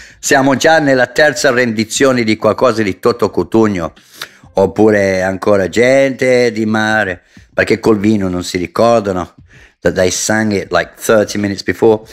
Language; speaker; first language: Italian; non-native, fluent; English